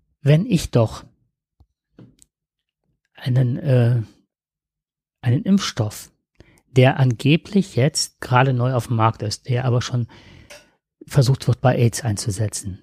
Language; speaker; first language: German; native; German